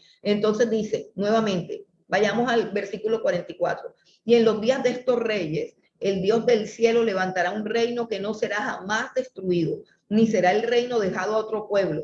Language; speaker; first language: Spanish; native; Spanish